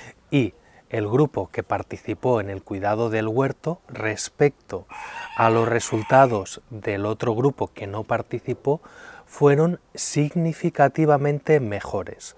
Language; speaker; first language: Spanish; native; Spanish